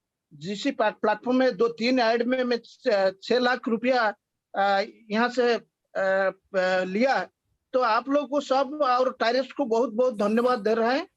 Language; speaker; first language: Hindi; non-native, local second language; Odia